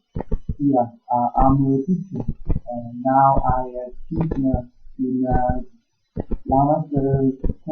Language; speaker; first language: English; non-native, learner; Vietnamese